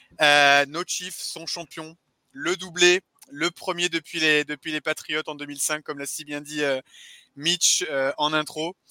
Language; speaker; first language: French; native; French